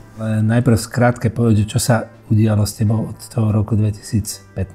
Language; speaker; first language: Slovak; non-native, local second language; Hungarian